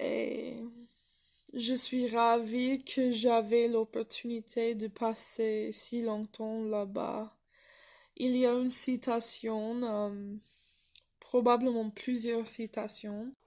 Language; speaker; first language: French; non-native, fluent; English